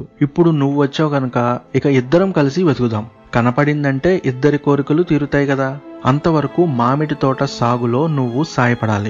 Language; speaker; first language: Telugu; native; Telugu